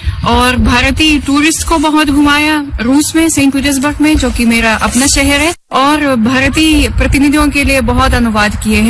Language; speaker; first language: Hindi; non-native, fluent; Russian